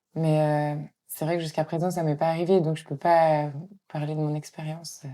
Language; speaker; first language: French; native; French